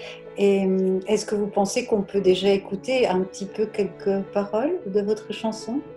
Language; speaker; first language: French; native; French